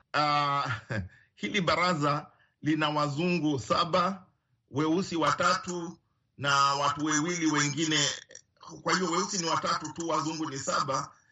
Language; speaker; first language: Swahili; non-native, local second language; Luyia